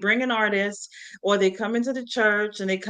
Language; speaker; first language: English; native; English